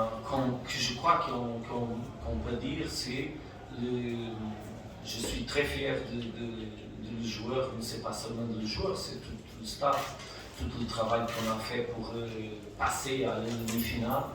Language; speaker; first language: French; non-native, fluent; Portuguese